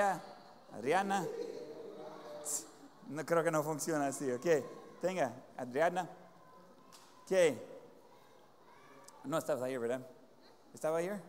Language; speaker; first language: Spanish; non-native, fluent; English